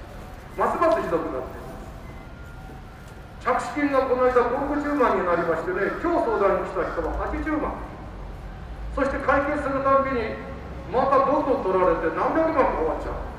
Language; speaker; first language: Japanese; native; Japanese